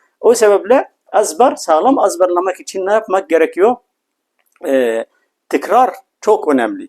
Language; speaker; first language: Turkish; non-native, fluent; Arabic